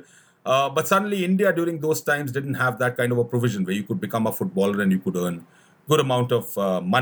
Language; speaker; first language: English; non-native, local second language; Hindi